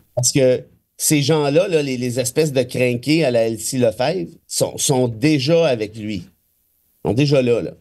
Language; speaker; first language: French; native; French